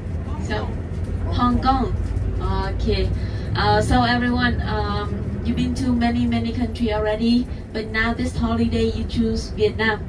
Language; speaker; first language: English; non-native, learner; Vietnamese